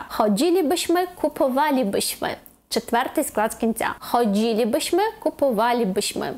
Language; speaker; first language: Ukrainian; native; Ukrainian